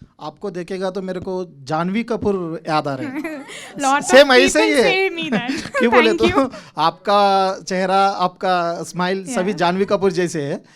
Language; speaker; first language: Hindi; non-native, local second language; Telugu